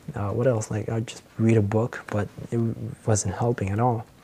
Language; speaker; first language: English; non-native, local second language; Filipino